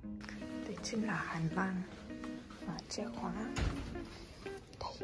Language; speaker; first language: Vietnamese; non-native, fluent; Russian